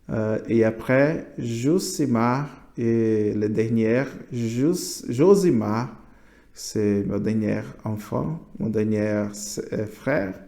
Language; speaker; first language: French; non-native, learner; Portuguese